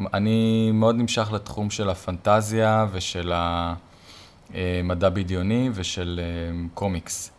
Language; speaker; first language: Hebrew; native; Hebrew